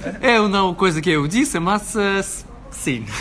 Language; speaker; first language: Portuguese; non-native, learner; Russian